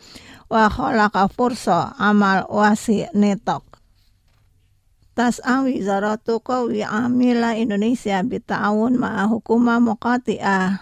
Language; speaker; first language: Arabic; non-native, fluent; Indonesian